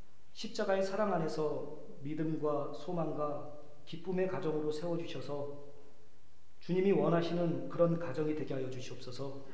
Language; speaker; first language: Korean; native; Korean